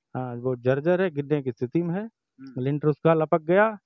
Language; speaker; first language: Hindi; native; Hindi